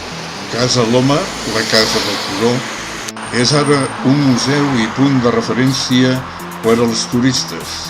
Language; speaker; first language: Catalan; native; Catalan